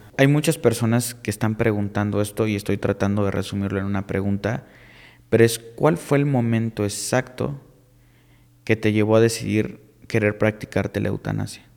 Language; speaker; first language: Spanish; native; Spanish